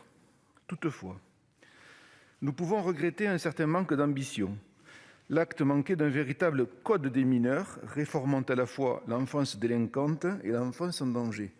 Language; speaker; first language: French; native; French